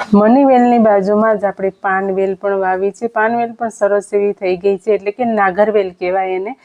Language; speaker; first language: Gujarati; non-native, local second language; Kachhi